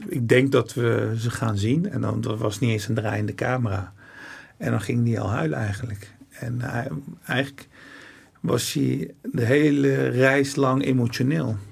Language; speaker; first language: Dutch; early bilingual, other home language; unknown